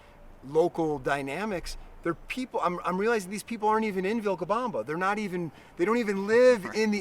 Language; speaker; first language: English; native; English